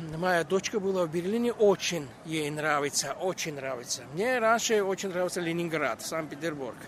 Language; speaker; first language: Russian; non-native, local second language; Georgian